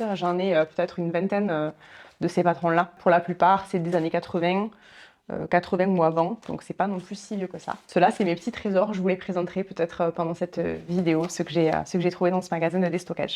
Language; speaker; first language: French; native; French